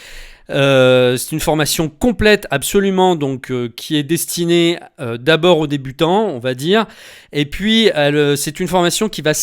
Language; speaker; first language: French; native; French